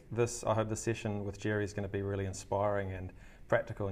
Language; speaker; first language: English; native; English